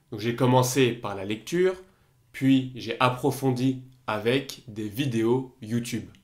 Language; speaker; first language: French; native; French